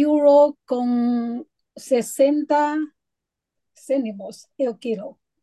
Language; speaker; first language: Spanish; non-native, learner; Chinese